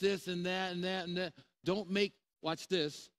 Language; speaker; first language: English; native; English